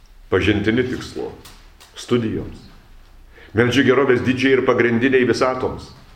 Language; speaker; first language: Lithuanian; native; Lithuanian